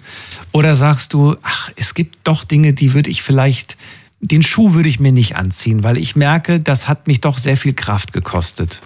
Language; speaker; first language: German; native; German